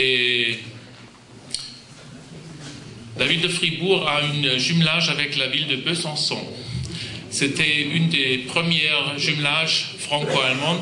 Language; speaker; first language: French; non-native, fluent; German